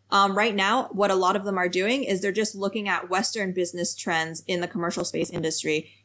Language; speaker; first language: English; native; English